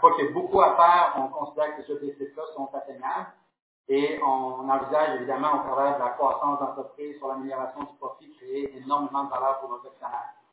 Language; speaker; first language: French; native; French